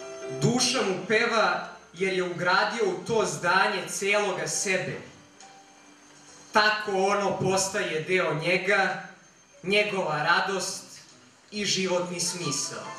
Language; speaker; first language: Serbian; native; Serbian